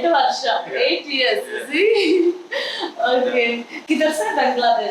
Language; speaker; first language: Hindi; non-native, local second language; Malayalam